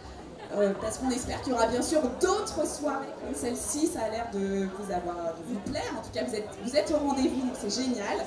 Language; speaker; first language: French; native; French